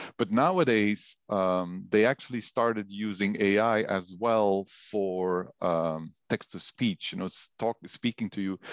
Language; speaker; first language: English; non-native, fluent; Dutch